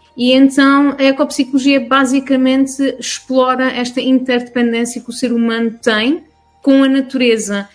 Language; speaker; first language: Portuguese; native; Portuguese